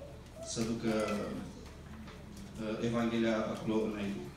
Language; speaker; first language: Romanian; early bilingual, heritage; Romanian